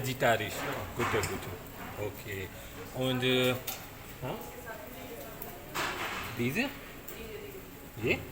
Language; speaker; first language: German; non-native, learner; Urdu